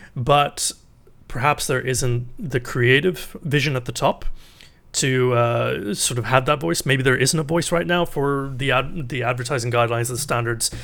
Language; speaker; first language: English; native; English